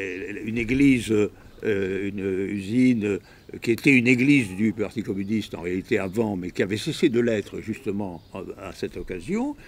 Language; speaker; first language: French; native; French